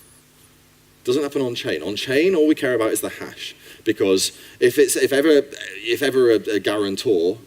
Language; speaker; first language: English; native; English